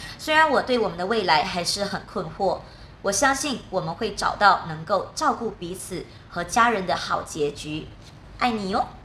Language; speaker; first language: Chinese; native; Chinese